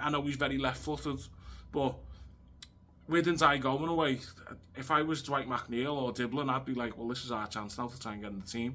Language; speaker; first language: English; native; English